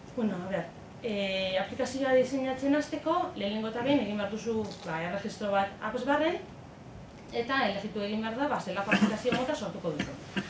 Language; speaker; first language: Basque; native; Basque